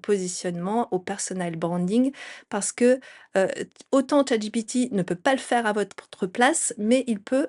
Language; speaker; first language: French; native; French